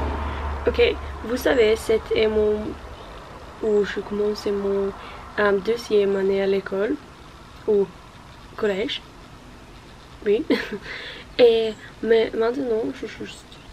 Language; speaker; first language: French; non-native, learner; Norwegian